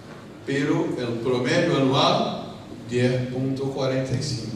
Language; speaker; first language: Spanish; non-native, fluent; Portuguese